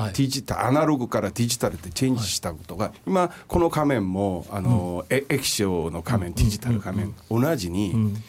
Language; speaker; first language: Japanese; non-native, fluent; Korean